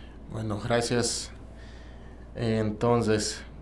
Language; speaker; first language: Spanish; non-native, learner; Russian